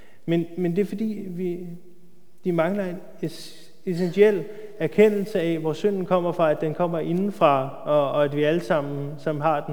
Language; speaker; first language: Danish; native; Danish